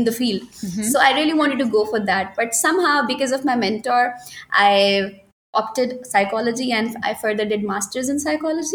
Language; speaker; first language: English; non-native, local second language; Urdu